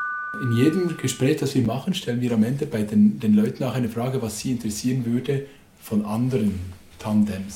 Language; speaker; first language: German; native; German